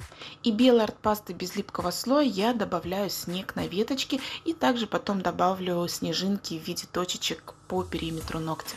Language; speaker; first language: Russian; native; Russian